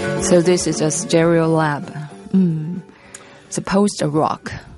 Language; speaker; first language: English; non-native, learner; Chinese